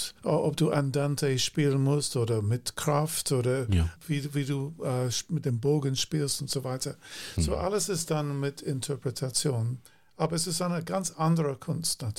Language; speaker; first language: German; non-native, fluent; English